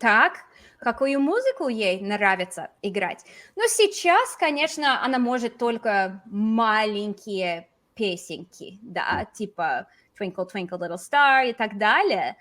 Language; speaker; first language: Russian; non-native, fluent; English